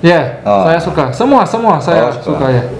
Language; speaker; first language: Indonesian; non-native, learner; Portuguese